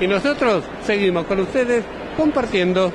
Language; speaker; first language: Spanish; native; Spanish